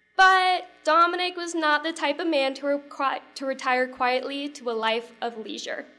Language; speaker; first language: English; native; English